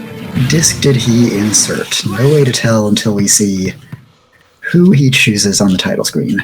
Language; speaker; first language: English; native; English